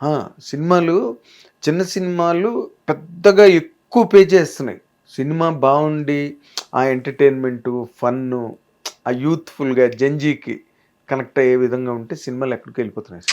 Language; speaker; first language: Telugu; native; Telugu